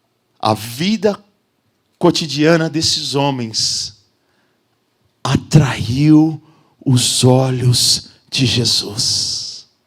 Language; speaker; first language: Portuguese; native; Portuguese